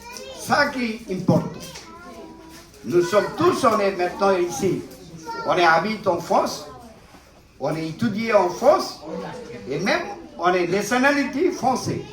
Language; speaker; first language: French; non-native, learner; Bangla